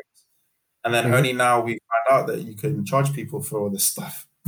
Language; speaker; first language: English; native; English